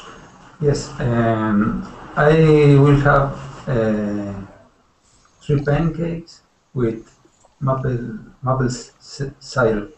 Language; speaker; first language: English; non-native, learner; Spanish